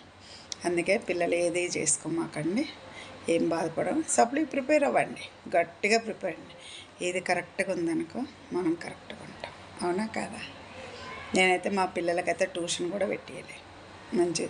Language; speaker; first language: Telugu; native; Telugu